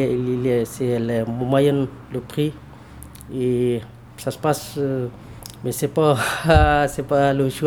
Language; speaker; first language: French; non-native, learner; Bangla